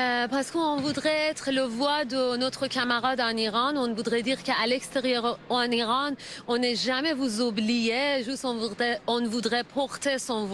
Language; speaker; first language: French; non-native, learner; Persian